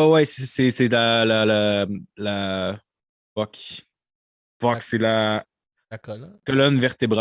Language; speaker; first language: French; native; French